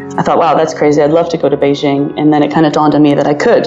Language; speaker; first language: English; native; English